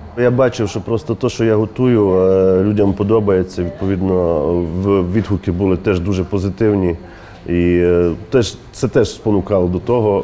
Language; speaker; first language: Ukrainian; native; Ukrainian